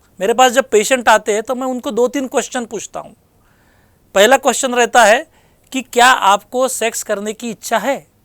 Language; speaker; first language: Hindi; non-native, local second language; Marathi